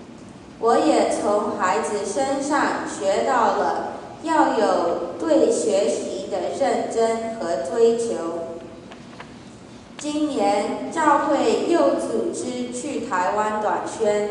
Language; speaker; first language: Chinese; early bilingual, heritage; Chinese